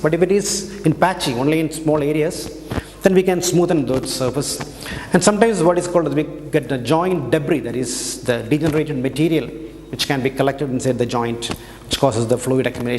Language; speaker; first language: English; non-native, local second language; Malayalam